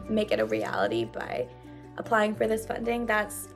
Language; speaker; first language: English; native; English